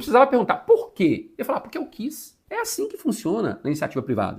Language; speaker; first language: Portuguese; native; Portuguese